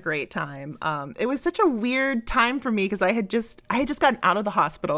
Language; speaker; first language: English; native; English